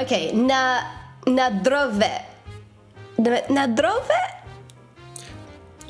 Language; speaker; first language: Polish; non-native, learner; English